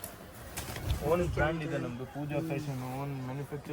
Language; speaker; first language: Kannada; non-native, local second language; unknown